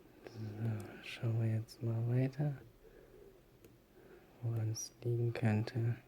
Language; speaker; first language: German; native; German